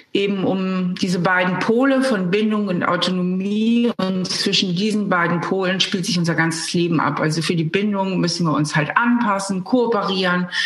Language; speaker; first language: German; native; German